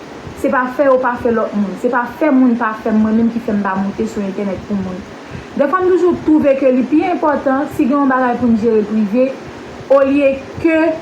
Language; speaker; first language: French; non-native, local second language; Haitian Creole